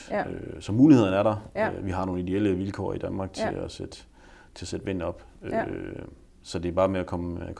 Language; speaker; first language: Danish; native; Danish